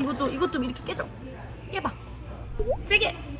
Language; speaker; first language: Korean; native; Korean